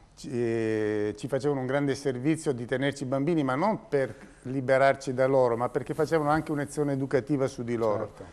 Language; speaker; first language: Italian; native; Italian